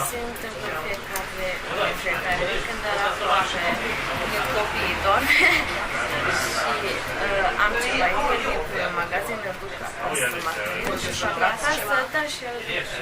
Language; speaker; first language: Romanian; non-native, local second language; Hungarian